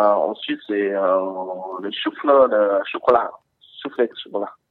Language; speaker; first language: French; non-native, learner; Vietnamese